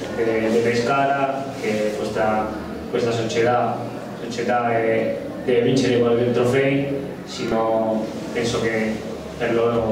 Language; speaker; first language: Italian; non-native, learner; Spanish